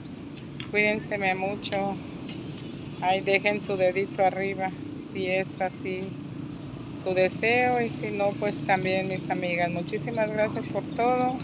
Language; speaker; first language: Spanish; native; Spanish